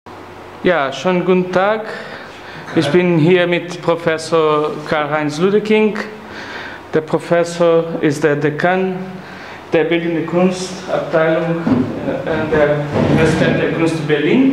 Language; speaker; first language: German; non-native, fluent; Portuguese